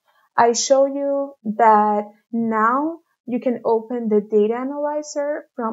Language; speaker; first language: English; non-native, fluent; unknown